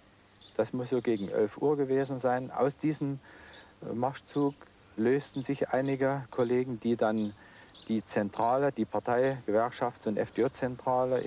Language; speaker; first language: German; native; German